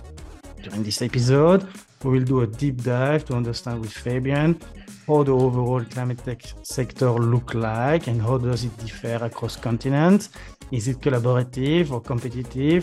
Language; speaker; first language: English; non-native, fluent; French